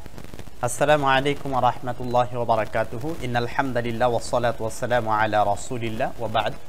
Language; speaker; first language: Arabic; non-native, fluent; Bangla